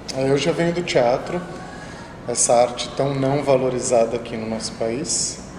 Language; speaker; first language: Portuguese; native; Portuguese